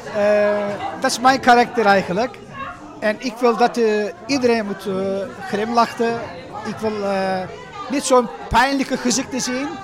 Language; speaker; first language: Dutch; non-native, learner; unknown